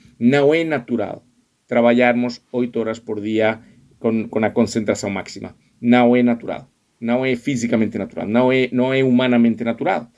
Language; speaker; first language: Portuguese; non-native, fluent; Spanish